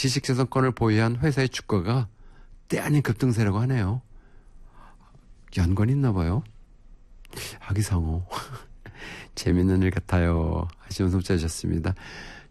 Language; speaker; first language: Korean; native; Korean